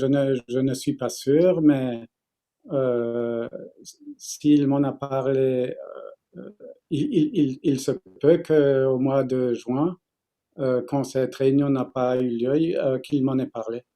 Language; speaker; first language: French; non-native, fluent; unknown